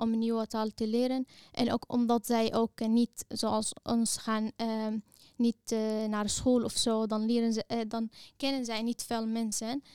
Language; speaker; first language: Dutch; non-native, fluent; Arabic